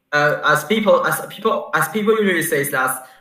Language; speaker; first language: English; non-native, learner; Chinese